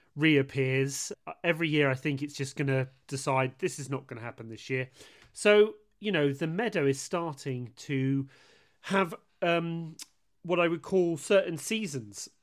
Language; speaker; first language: English; native; English